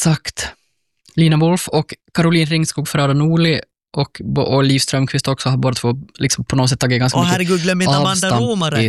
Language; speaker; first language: Swedish; native; Swedish